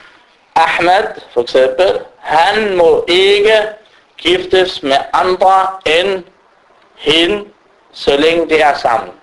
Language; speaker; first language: Danish; non-native, fluent; Arabic